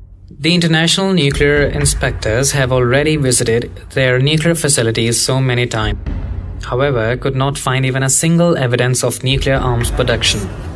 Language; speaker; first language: English; non-native, local second language; Punjabi